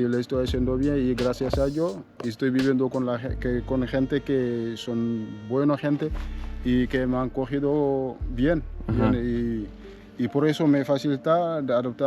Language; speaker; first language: Spanish; non-native, fluent; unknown